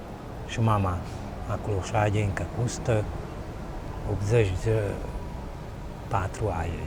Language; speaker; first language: Romanian; early bilingual, heritage; Romanian